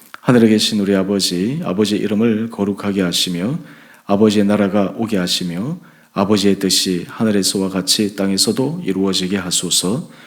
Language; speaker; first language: Korean; native; Korean